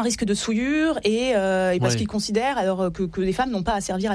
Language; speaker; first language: French; native; French